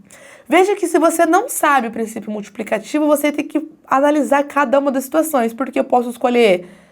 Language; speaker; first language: Portuguese; native; Portuguese